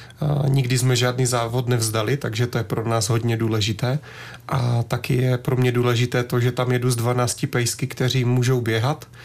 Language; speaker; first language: Czech; native; Czech